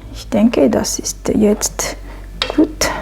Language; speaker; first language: German; non-native, learner; Japanese